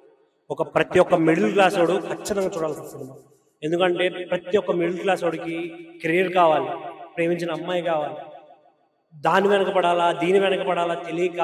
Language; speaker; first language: Telugu; native; Telugu